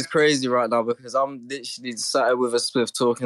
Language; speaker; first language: English; native; English